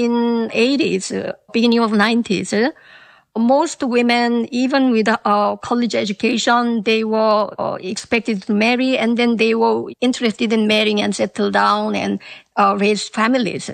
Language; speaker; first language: English; non-native, fluent; Korean